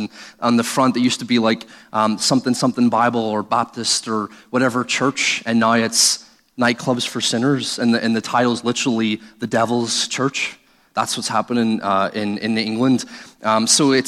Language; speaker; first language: English; native; English